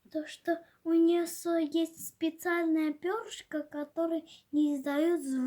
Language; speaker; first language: Russian; native; Russian